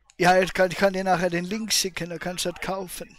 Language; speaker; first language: German; native; German